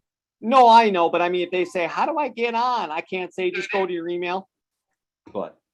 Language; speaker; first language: English; native; English